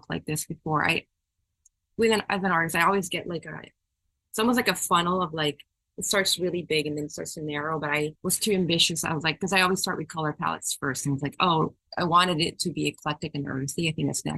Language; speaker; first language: English; non-native, local second language; Filipino